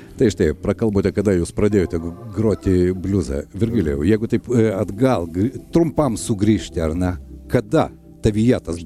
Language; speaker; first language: Lithuanian; native; Lithuanian